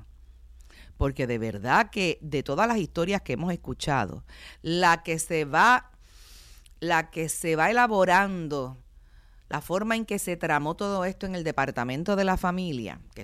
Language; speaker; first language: Spanish; native; Spanish